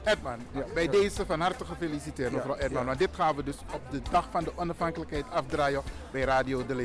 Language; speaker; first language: Dutch; native; Dutch